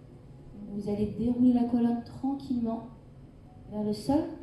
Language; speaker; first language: French; native; French